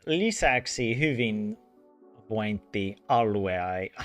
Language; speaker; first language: Finnish; non-native, learner; English